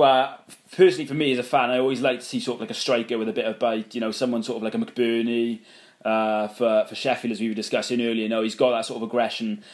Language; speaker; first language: English; native; English